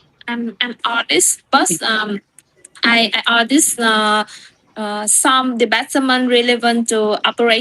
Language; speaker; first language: English; non-native, learner; Vietnamese